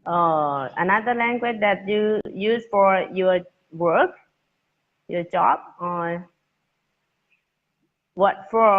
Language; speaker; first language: English; non-native, learner; Thai